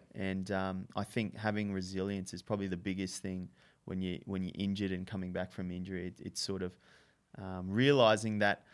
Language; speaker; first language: English; native; English